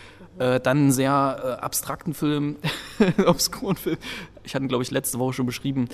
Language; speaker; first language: German; native; German